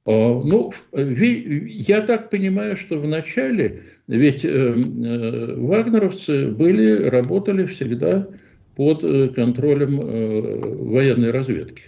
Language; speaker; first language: Russian; native; Russian